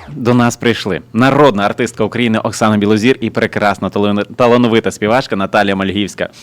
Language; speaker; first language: Ukrainian; native; Ukrainian